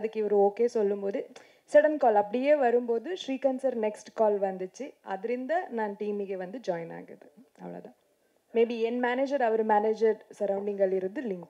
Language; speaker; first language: Tamil; non-native, learner; Kannada